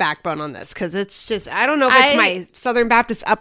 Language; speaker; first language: English; native; English